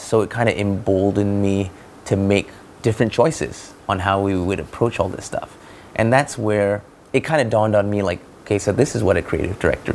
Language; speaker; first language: English; non-native, local second language; Malay